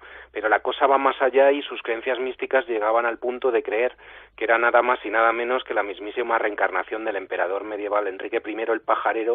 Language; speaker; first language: Spanish; native; Spanish